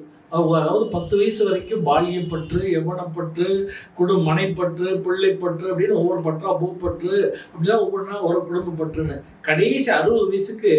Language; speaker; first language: Tamil; native; Tamil